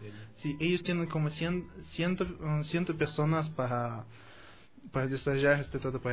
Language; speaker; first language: Spanish; non-native, fluent; Russian